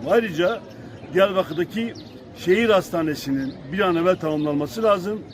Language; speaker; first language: Turkish; native; Turkish